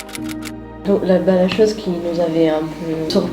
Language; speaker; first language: French; non-native, fluent; Italian